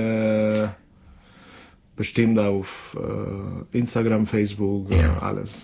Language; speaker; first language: German; non-native, fluent; Spanish